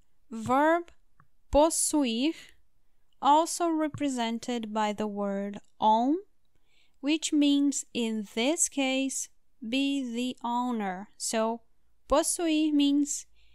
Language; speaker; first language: English; non-native, learner; Portuguese